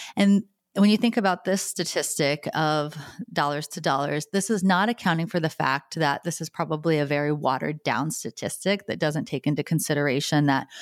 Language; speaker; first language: English; native; English